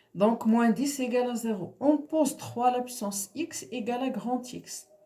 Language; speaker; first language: French; non-native, local second language; Arabic